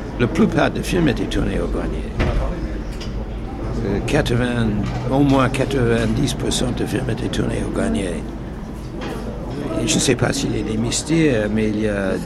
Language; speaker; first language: French; non-native, fluent; English